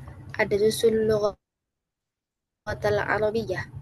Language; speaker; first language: Arabic; non-native, learner; Indonesian